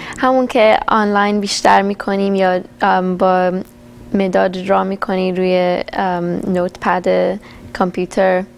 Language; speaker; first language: Persian; early bilingual, heritage; Persian